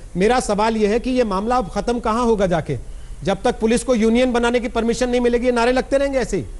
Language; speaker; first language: Hindi; native; Hindi